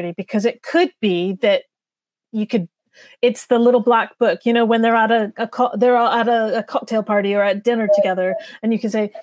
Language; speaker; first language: English; native; English